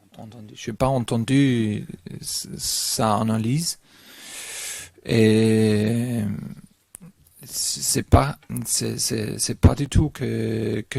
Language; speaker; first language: French; non-native, learner; German